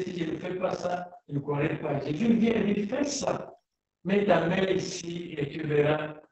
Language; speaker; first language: French; non-native, local second language; Lingala